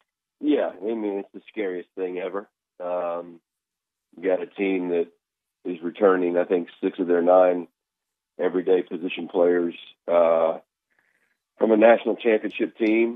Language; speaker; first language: English; native; English